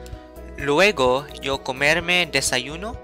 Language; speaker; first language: Spanish; non-native, learner; English